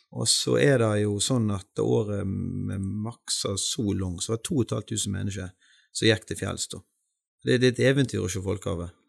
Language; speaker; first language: Norwegian; native; Norwegian